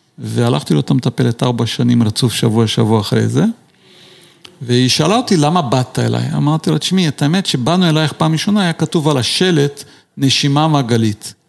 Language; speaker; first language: Hebrew; non-native, fluent; Portuguese